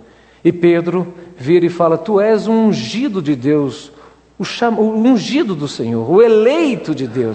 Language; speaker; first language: Portuguese; native; Portuguese